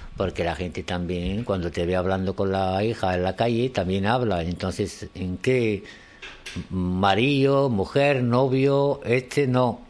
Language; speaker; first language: Spanish; non-native, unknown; Arabic